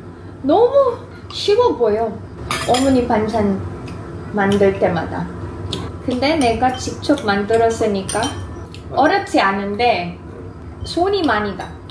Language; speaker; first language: Korean; non-native, learner; Filipino